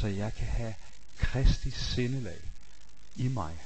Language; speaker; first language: Danish; native; Danish